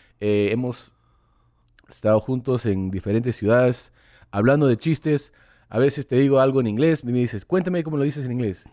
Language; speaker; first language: Spanish; early bilingual, heritage; English